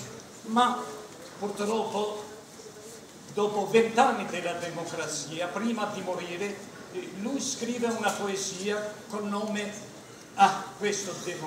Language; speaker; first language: Italian; non-native, fluent; Albanian